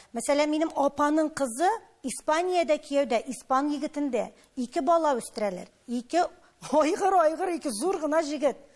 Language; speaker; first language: Tatar; native; Tatar